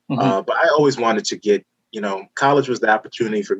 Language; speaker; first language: English; native; English